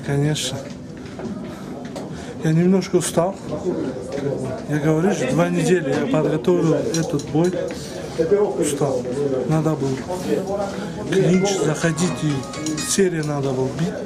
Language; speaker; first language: Russian; non-native, learner; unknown